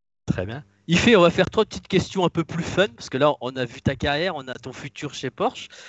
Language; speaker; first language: French; native; French